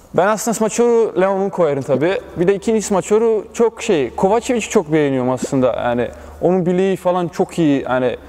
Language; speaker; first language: Turkish; early bilingual, other home language; Bosnian